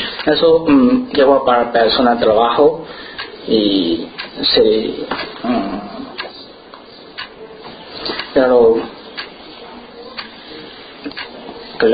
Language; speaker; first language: Spanish; non-native, learner; Chinese